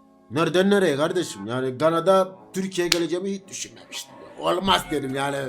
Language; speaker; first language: Turkish; non-native, fluent; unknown